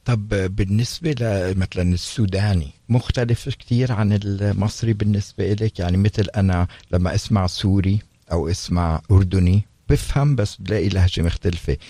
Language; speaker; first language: Arabic; native; Arabic